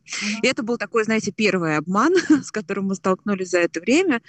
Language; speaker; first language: Russian; native; Russian